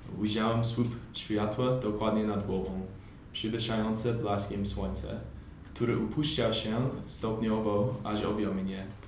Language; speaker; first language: Polish; non-native, learner; English